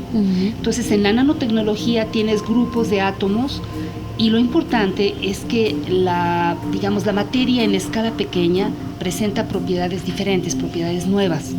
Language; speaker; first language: Spanish; native; Spanish